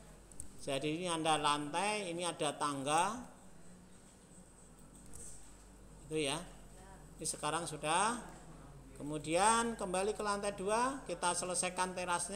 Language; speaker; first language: Indonesian; native; Indonesian